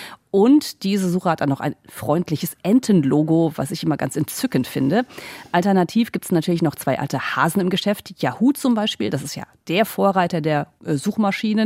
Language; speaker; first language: German; native; German